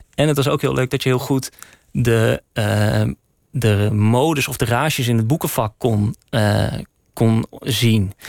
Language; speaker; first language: Dutch; native; Dutch